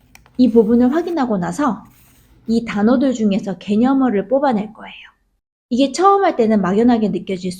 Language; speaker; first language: Korean; native; Korean